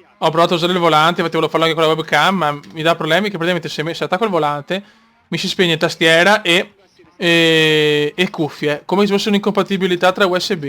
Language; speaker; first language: Italian; native; Italian